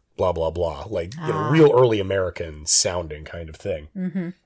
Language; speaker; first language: English; native; English